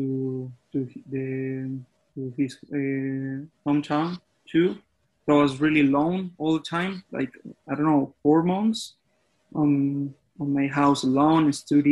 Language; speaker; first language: English; non-native, fluent; Spanish